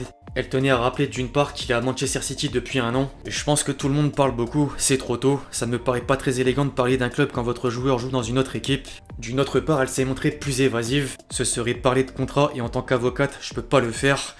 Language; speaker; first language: French; native; French